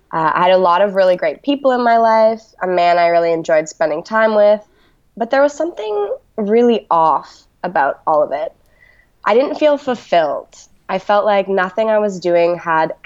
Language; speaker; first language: English; native; English